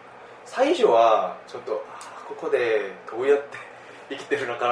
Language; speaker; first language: Japanese; non-native, fluent; Korean